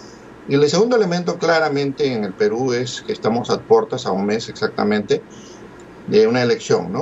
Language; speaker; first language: Spanish; native; Spanish